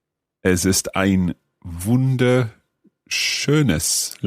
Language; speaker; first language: German; non-native, learner; English